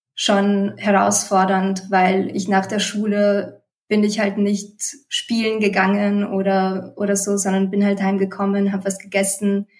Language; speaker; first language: German; early bilingual, other home language; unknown